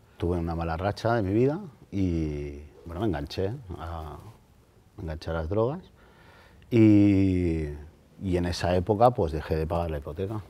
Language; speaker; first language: Spanish; native; Spanish